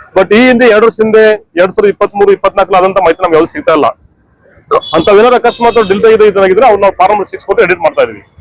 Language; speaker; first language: Kannada; native; Kannada